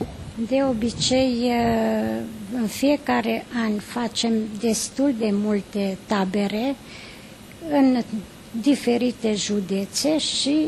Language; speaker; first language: Romanian; non-native, local second language; Hungarian